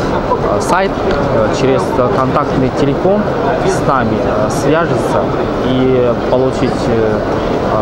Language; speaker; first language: Russian; non-native, learner; Chinese